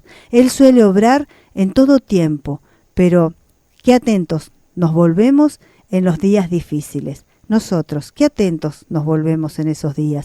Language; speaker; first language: Spanish; native; Spanish